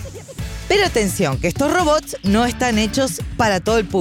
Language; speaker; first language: Spanish; native; Spanish